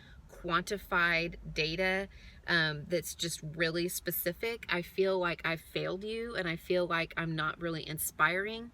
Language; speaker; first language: English; native; English